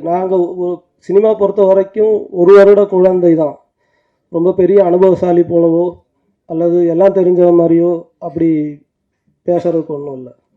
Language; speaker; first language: Tamil; native; Tamil